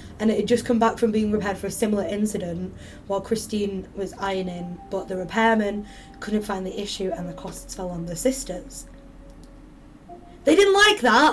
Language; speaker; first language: English; native; English